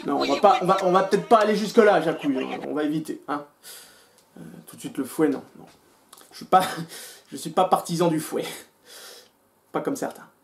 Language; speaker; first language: French; native; French